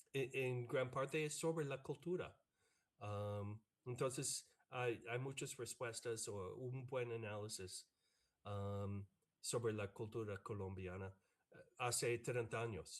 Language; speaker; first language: Spanish; non-native, fluent; English